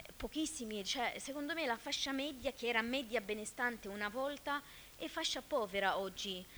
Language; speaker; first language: Italian; non-native, fluent; Arabic